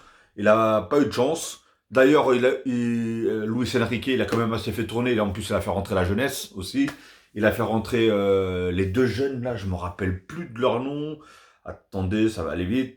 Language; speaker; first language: French; native; French